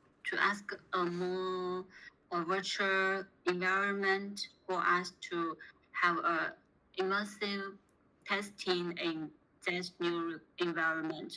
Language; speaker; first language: English; non-native, learner; Chinese